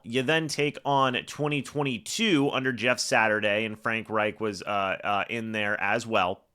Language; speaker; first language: English; native; English